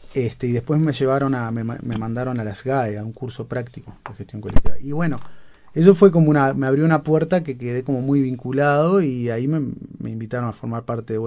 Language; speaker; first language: Spanish; native; Spanish